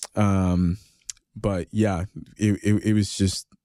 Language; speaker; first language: English; early bilingual, other home language; Greek